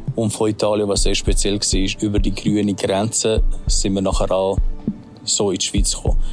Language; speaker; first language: German; early bilingual, other home language; Albanian